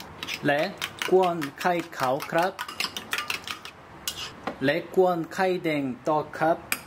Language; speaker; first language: Thai; non-native, learner; Korean